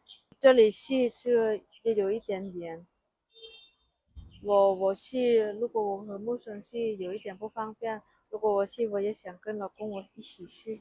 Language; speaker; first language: Chinese; non-native, learner; Lao